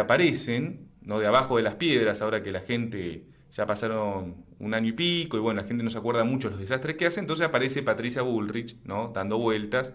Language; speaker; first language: Spanish; native; Spanish